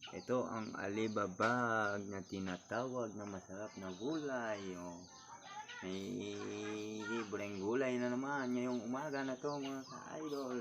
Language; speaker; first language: Filipino; non-native, local second language; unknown